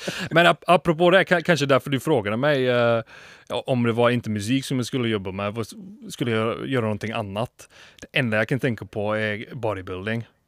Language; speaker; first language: Swedish; non-native, fluent; English